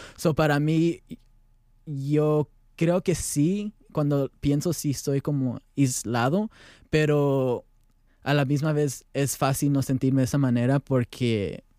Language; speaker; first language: Spanish; early bilingual, heritage; Spanish